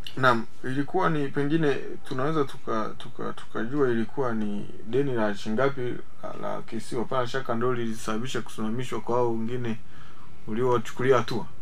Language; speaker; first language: Swahili; native; Swahili